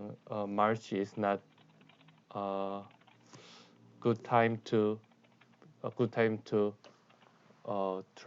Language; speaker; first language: English; non-native, learner; Korean